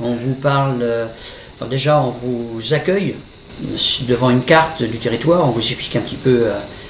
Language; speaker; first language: French; native; French